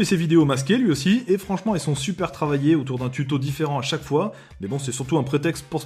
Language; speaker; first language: French; native; French